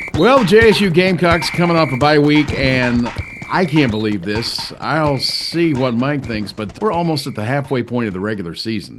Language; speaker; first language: English; native; English